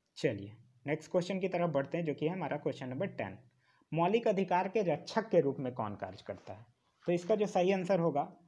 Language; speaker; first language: Hindi; native; Hindi